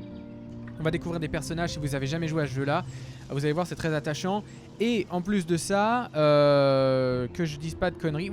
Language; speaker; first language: French; native; French